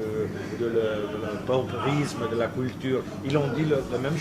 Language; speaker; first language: French; non-native, fluent; Italian